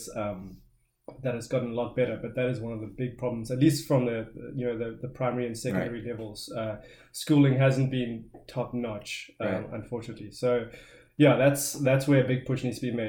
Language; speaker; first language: English; native; English